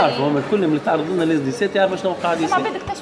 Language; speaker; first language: Arabic; native; Arabic